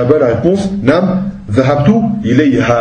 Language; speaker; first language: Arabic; non-native, fluent; French